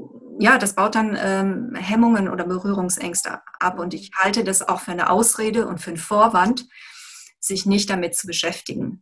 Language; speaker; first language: German; native; German